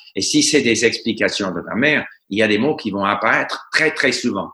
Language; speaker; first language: French; non-native, fluent; English